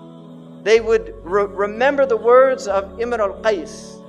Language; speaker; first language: English; native; English